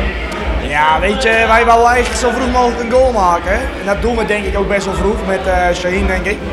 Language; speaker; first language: Dutch; native; Dutch